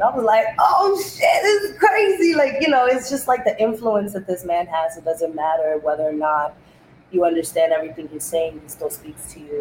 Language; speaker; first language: English; early bilingual, other home language; Spanish